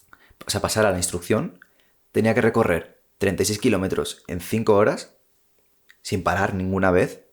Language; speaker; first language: Spanish; native; Spanish